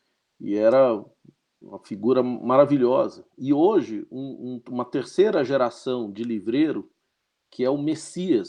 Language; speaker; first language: Portuguese; native; Portuguese